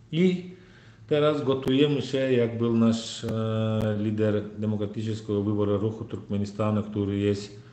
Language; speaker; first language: Polish; non-native, learner; Turkmen